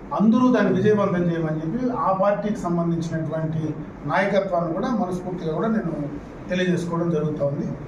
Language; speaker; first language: Telugu; native; Telugu